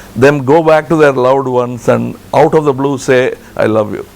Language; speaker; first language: English; non-native, local second language; Tamil